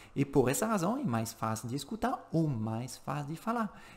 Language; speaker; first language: Portuguese; non-native, fluent; French